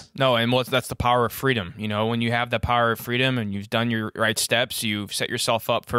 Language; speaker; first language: English; native; English